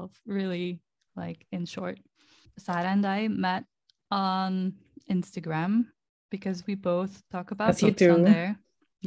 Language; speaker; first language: English; non-native, fluent; Dutch